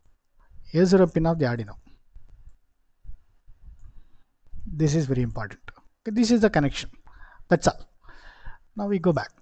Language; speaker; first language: English; non-native, local second language; Tamil